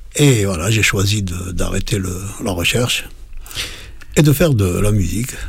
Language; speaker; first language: French; non-native, local second language; Kabyle